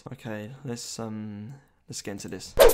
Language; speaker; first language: English; native; English